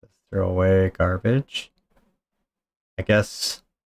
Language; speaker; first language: English; native; English